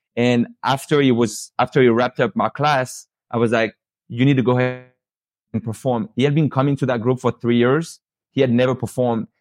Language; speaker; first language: English; non-native, fluent; French